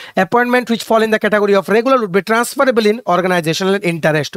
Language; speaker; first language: English; non-native, local second language; Bangla